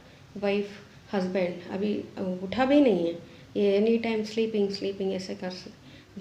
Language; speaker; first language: Hindi; non-native, local second language; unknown